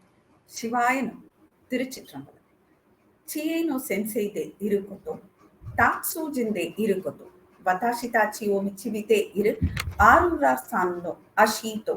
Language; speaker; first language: Japanese; non-native, learner; Tamil